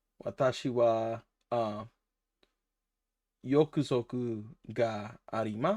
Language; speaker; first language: Japanese; non-native, learner; English